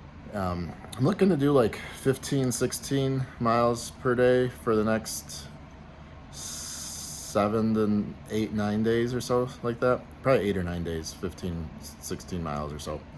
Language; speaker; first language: English; native; English